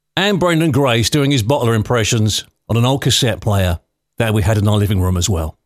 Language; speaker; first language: English; native; English